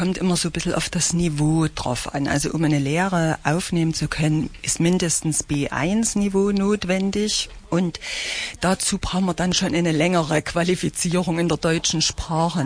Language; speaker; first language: German; native; German